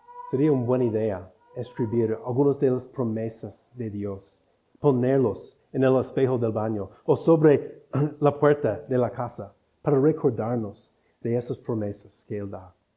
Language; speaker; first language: Spanish; non-native, fluent; English